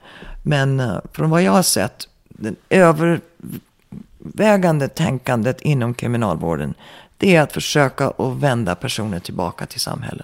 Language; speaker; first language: Swedish; early bilingual, heritage; Swedish